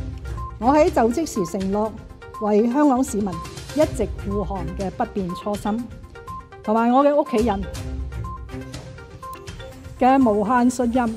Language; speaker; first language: Chinese; non-native, local second language; Cantonese